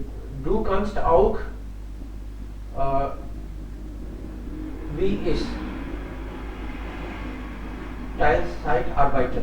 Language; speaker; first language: German; non-native, fluent; Hindi